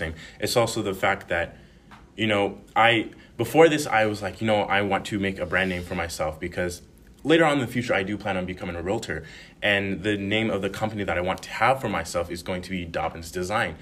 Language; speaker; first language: English; native; English